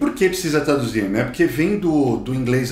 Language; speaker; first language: Portuguese; native; Portuguese